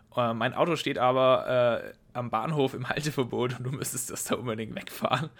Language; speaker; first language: German; native; German